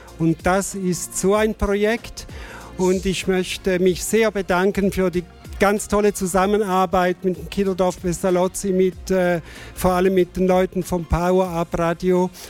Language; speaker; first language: German; native; German